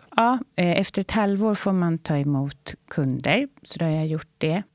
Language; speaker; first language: Swedish; native; Swedish